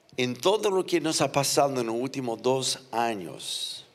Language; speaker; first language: Spanish; non-native, fluent; English